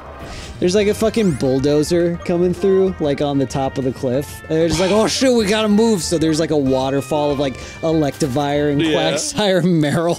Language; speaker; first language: English; native; English